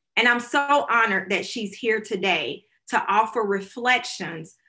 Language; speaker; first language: English; native; English